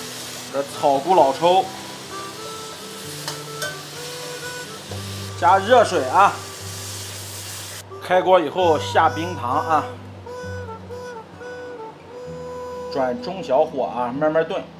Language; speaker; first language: Chinese; native; Chinese